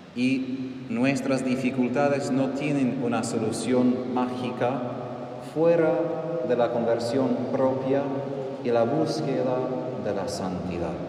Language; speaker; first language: Spanish; non-native, fluent; English